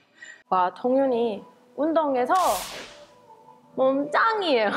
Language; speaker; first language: Korean; non-native, learner; English